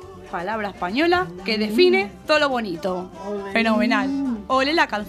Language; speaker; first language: Spanish; native; Spanish